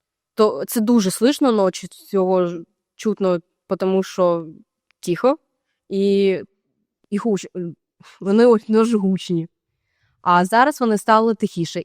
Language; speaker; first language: Ukrainian; native; Ukrainian